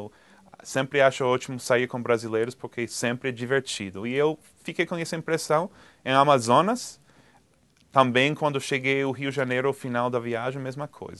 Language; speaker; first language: Portuguese; non-native, fluent; English